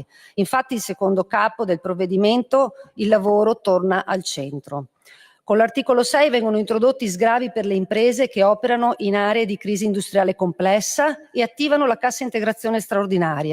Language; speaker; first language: Italian; native; Italian